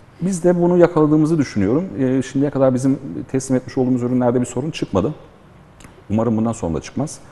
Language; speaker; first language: Turkish; early bilingual, heritage; Turkish